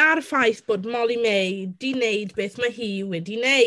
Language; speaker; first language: Welsh; non-native, local second language; English